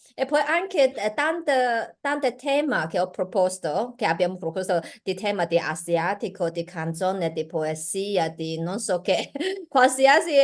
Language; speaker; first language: Italian; non-native, learner; Chinese